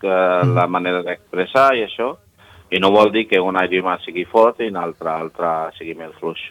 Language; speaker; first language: Catalan; non-native, learner; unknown